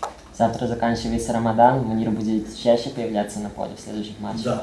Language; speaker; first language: Russian; native; Russian